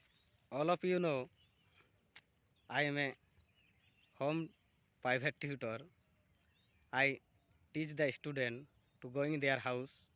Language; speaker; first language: English; non-native, learner; Bangla